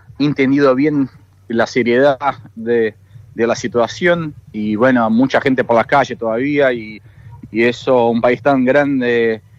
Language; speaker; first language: Spanish; non-native, fluent; Portuguese